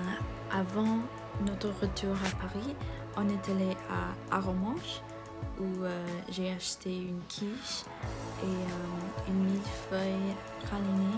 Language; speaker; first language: French; non-native, learner; English